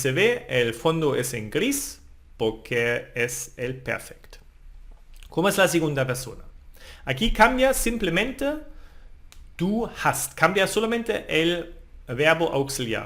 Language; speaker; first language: Spanish; non-native, fluent; German